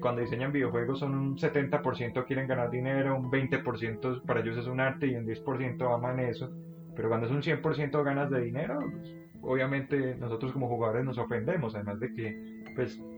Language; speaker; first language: Spanish; native; Spanish